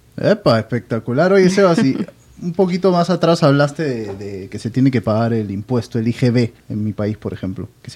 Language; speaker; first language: Spanish; native; Spanish